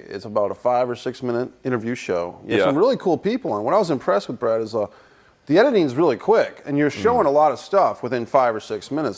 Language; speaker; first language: English; native; English